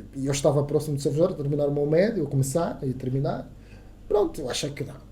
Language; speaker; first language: Portuguese; non-native, local second language; Kongo